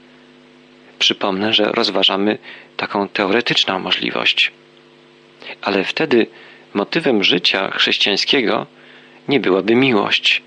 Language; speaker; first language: Polish; native; Polish